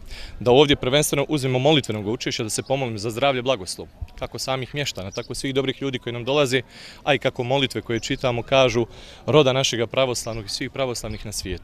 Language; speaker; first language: Serbian; native; Serbian